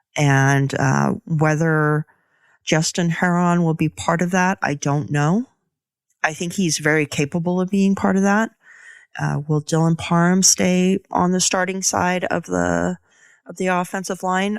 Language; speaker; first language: English; native; English